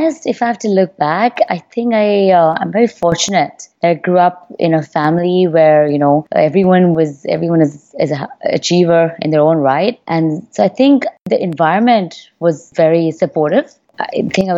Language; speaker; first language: English; non-native, local second language; Hindi